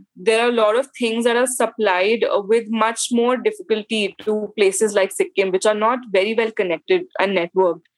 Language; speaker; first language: English; non-native, local second language; Hindi